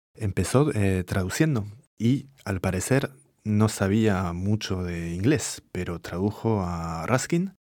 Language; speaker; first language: Spanish; non-native, fluent; French